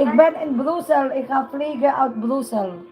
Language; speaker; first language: Dutch; non-native, learner; Filipino